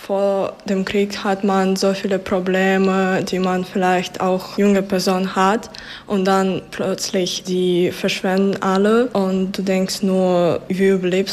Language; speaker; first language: German; non-native, fluent; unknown